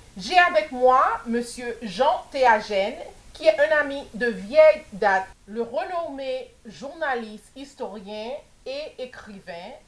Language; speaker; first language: French; non-native, local second language; Haitian Creole